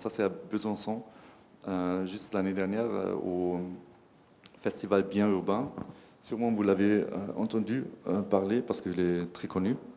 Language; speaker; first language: French; non-native, fluent; German